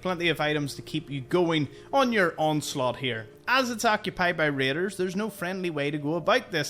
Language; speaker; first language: English; native; English